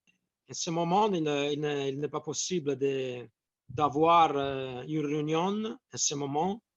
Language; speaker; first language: French; non-native, fluent; Italian